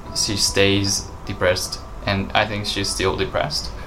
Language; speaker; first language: English; non-native, fluent; Japanese